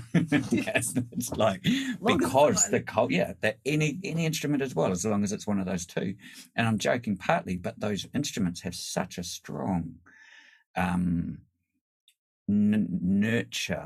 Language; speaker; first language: English; native; English